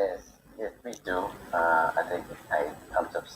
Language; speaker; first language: English; non-native, learner; Bangla